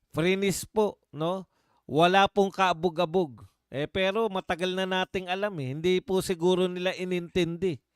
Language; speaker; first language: Filipino; native; Filipino